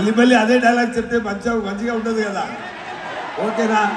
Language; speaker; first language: Telugu; non-native, learner; Tamil